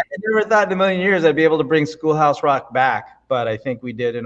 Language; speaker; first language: English; native; English